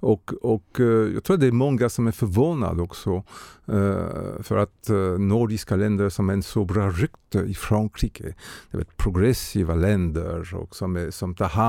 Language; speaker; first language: Swedish; non-native, fluent; French